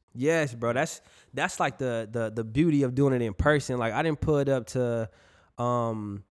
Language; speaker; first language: English; native; English